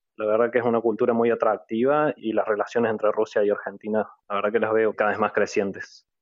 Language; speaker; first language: Spanish; native; Spanish